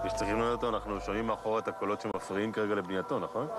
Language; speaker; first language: Hebrew; native; Hebrew